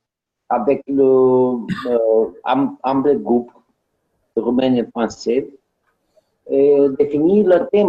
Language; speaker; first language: French; non-native, learner; Romanian